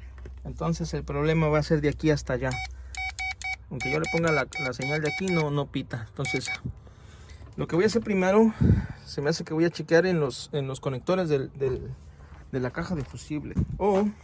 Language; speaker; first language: Spanish; native; Spanish